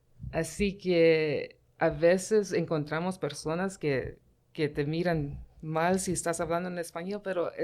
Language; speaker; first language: Spanish; early bilingual, heritage; Spanish